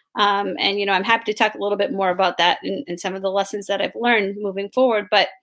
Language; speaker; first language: English; native; English